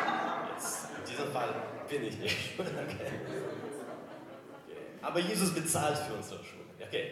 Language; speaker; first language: German; non-native, fluent; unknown